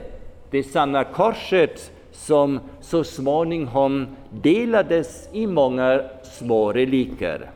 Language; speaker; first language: Swedish; non-native, fluent; German